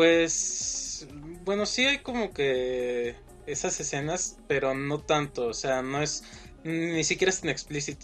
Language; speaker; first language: Spanish; native; Spanish